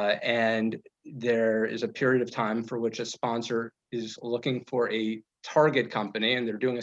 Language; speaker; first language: English; native; English